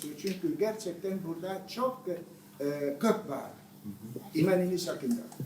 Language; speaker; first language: Turkish; non-native, learner; Italian